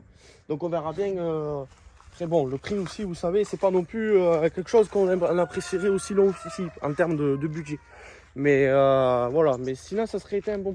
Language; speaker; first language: French; native; French